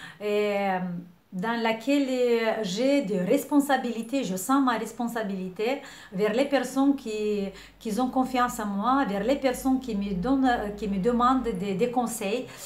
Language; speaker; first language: French; non-native, fluent; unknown